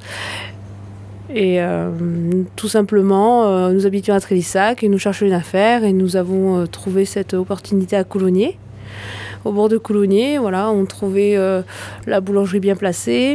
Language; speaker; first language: French; native; French